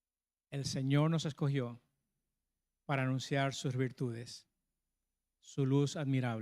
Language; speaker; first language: Spanish; native; Spanish